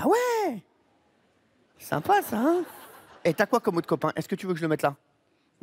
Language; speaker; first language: French; native; French